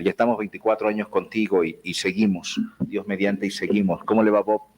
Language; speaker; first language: Spanish; native; Spanish